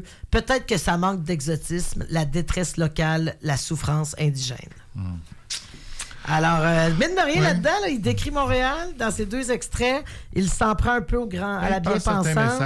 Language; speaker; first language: French; native; French